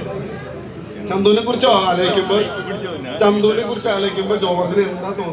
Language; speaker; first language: Malayalam; native; Malayalam